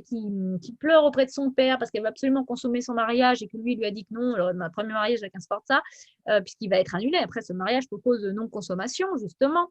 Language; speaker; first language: French; native; French